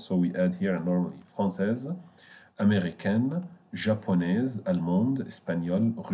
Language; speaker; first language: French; non-native, fluent; Arabic